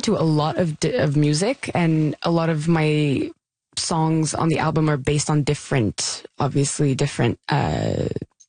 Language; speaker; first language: English; native; English